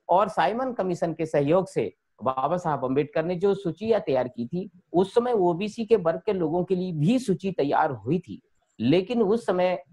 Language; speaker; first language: Hindi; native; Hindi